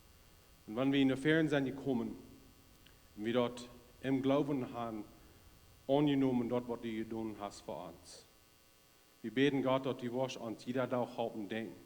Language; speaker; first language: German; non-native, learner; Plautdietsch